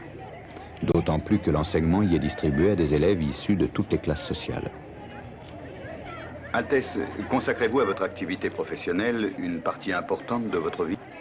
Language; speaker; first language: French; native; French